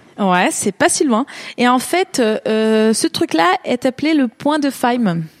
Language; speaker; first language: French; non-native, fluent; Portuguese